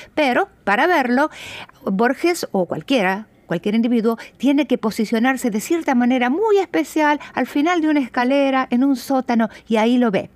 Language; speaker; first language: Spanish; native; Spanish